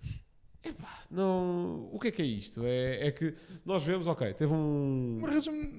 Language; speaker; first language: Portuguese; native; Portuguese